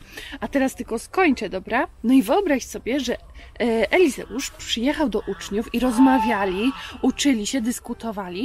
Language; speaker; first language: Polish; native; Polish